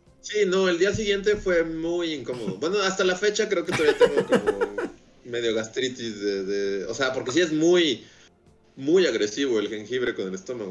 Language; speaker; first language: Spanish; native; Spanish